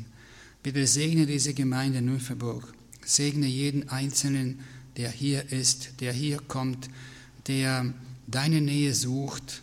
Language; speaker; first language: German; non-native, fluent; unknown